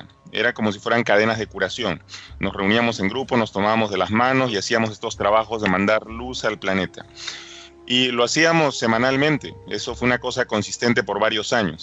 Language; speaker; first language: Spanish; native; Spanish